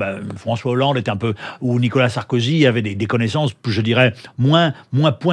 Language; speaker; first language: French; native; French